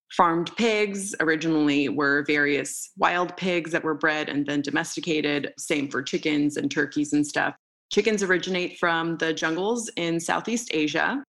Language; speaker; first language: English; early bilingual, other home language; Romanian